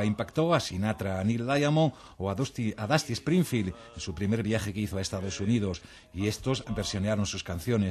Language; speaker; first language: Spanish; native; Spanish